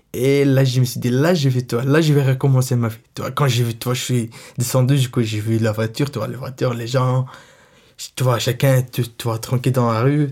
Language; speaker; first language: French; non-native, fluent; Arabic